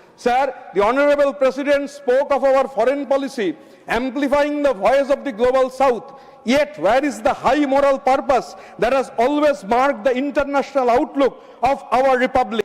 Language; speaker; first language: English; non-native, local second language; Bangla